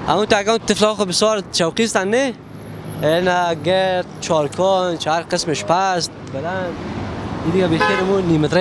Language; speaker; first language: Persian; native; Persian